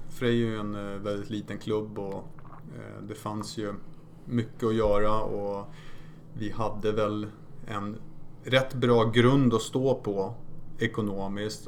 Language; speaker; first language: Swedish; early bilingual, other home language; Polish